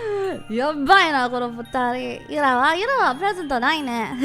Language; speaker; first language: Japanese; non-native, learner; English